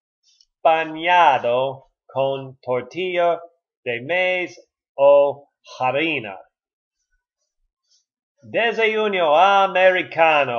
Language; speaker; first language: Spanish; non-native, learner; English